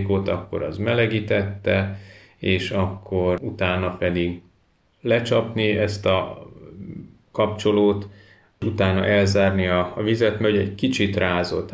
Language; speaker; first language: Hungarian; native; Hungarian